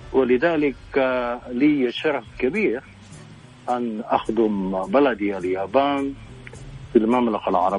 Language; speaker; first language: Arabic; non-native, fluent; Japanese